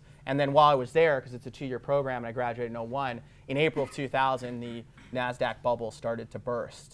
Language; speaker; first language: English; native; English